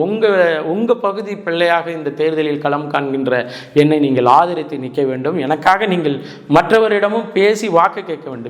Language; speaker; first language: Tamil; native; Tamil